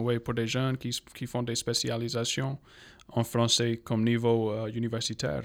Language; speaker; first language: French; non-native, local second language; English